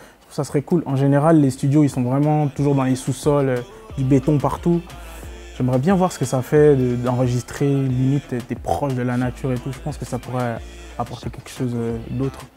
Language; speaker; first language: French; native; French